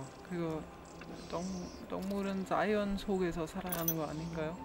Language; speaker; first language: Korean; non-native, fluent; German